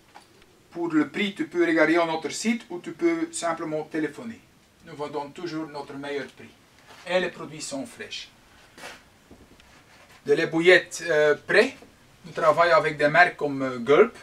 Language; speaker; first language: French; non-native, local second language; Dutch